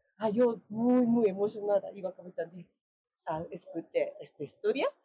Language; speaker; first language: Spanish; non-native, learner; Japanese